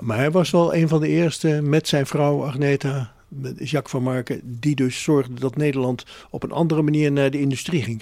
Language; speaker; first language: Dutch; native; Dutch